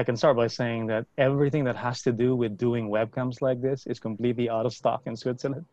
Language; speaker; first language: English; non-native, local second language; Filipino